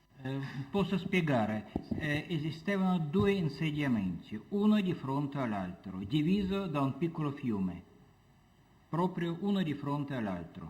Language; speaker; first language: Italian; non-native, fluent; Russian